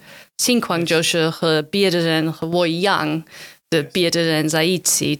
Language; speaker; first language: Chinese; non-native, fluent; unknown